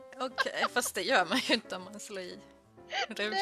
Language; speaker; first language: Swedish; native; Swedish